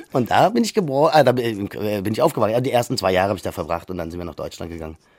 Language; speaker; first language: German; native; German